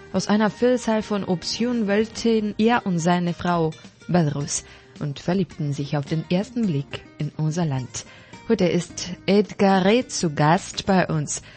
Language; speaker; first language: German; non-native, fluent; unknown